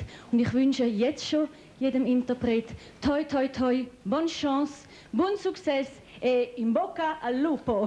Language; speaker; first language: German; native; German